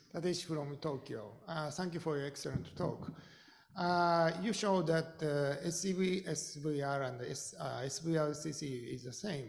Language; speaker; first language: English; non-native, fluent; Japanese